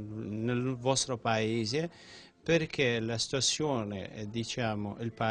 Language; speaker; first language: Italian; non-native, fluent; Central Kurdish